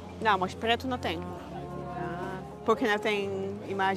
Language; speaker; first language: Portuguese; non-native, learner; Dutch